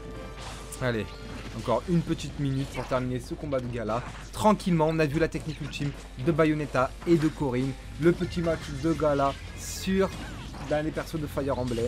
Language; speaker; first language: French; native; French